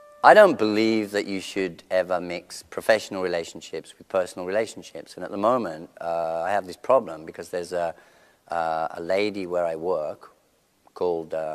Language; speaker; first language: English; native; English